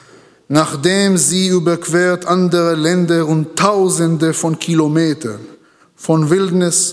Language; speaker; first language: German; non-native, learner; Hebrew